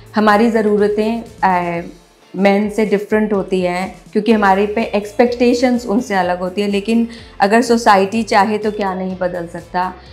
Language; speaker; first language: Hindi; native; Hindi